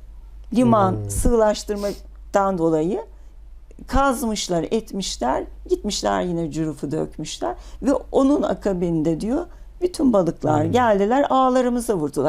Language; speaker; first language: Turkish; native; Turkish